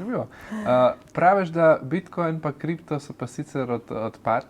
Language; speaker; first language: Slovenian; native; Slovenian